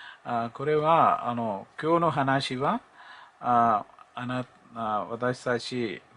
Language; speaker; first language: Japanese; non-native, learner; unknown